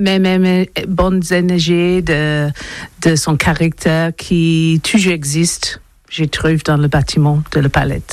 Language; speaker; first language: French; non-native, learner; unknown